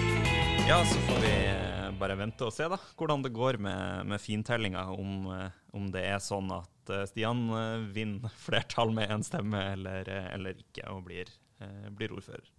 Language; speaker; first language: Norwegian; native; Norwegian